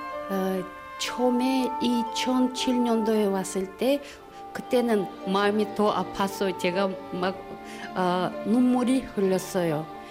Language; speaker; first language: Korean; non-native, learner; Russian